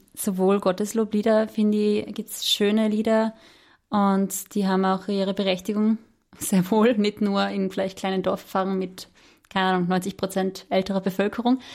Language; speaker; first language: German; native; German